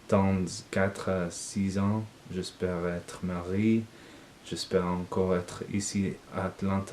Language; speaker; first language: French; non-native, learner; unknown